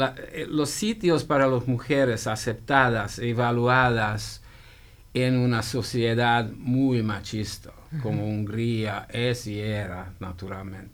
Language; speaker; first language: Spanish; non-native, fluent; Hungarian